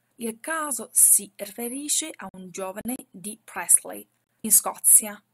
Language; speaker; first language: Italian; non-native, fluent; Chinese